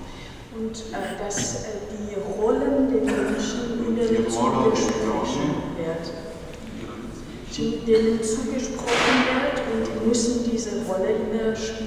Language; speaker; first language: German; non-native, fluent; Persian